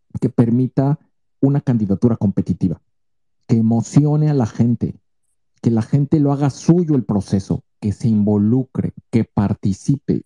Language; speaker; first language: Spanish; native; Spanish